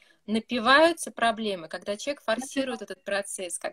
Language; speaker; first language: Russian; native; Russian